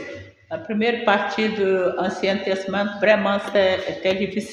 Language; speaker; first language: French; non-native, learner; Portuguese